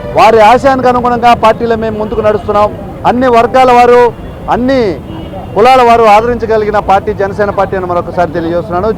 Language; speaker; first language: Telugu; native; Telugu